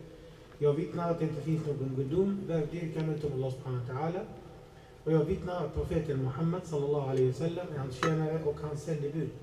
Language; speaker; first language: Swedish; non-native, fluent; Arabic